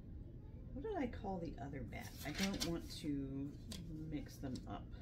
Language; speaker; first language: English; native; English